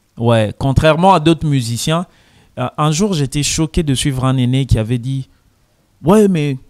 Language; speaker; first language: French; non-native, local second language; Lingala